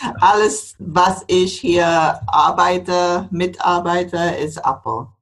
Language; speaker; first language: German; non-native, fluent; English